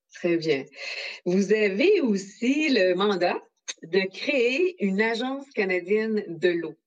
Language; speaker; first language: French; native; French